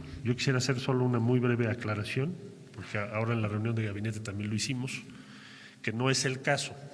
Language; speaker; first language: Spanish; native; Spanish